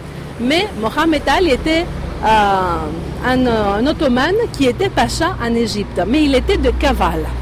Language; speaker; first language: French; non-native, fluent; Greek